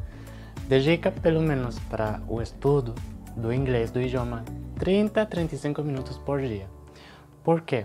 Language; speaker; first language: Portuguese; non-native, fluent; Spanish